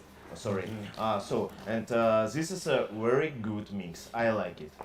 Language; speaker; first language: English; non-native, learner; Russian